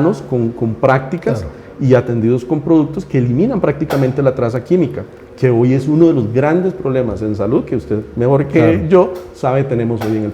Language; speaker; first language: Spanish; native; Spanish